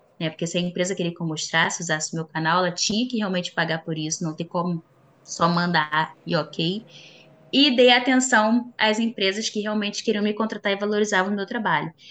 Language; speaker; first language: Portuguese; native; Portuguese